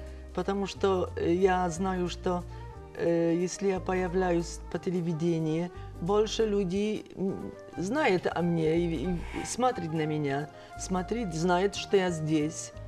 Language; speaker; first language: Russian; non-native, fluent; Polish